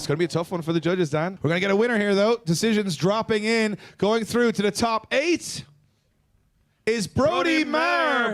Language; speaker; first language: English; native; English